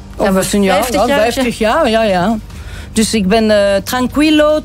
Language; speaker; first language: Dutch; non-native, local second language; French